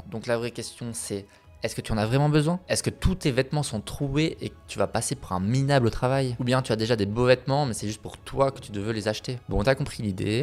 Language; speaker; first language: French; native; French